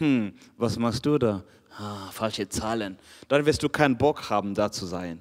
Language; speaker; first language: German; non-native, fluent; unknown